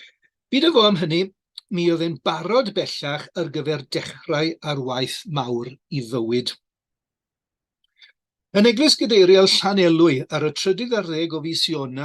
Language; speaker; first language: Welsh; native; Welsh